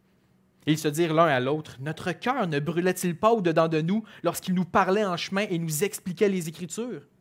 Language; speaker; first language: French; native; French